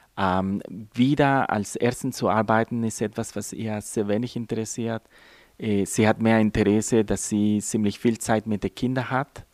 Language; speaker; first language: German; non-native, fluent; Spanish